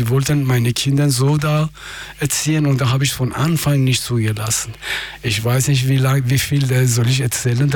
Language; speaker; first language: German; non-native, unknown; Persian